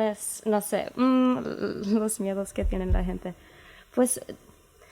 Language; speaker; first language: Spanish; non-native, learner; English